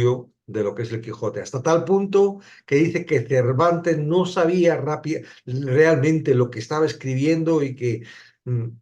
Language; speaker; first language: Spanish; native; Spanish